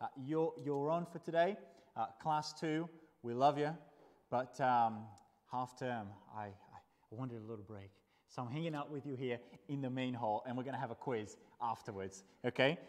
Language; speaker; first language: English; non-native, fluent; Portuguese